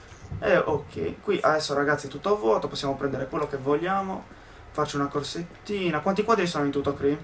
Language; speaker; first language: Italian; native; Italian